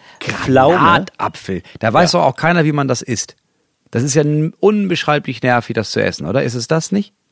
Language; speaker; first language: German; native; German